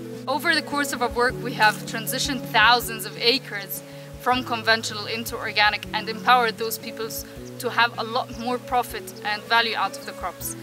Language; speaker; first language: English; non-native, fluent; Arabic